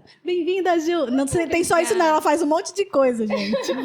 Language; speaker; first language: Portuguese; native; Portuguese